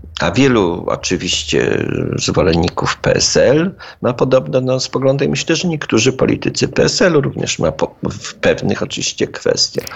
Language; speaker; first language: Polish; native; Polish